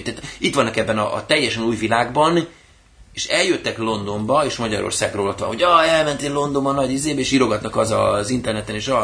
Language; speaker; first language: Hungarian; native; Hungarian